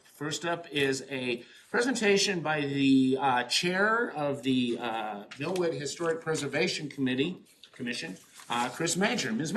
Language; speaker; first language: English; native; English